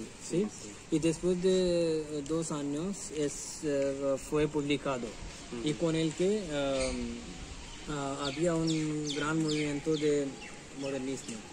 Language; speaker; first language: Spanish; non-native, learner; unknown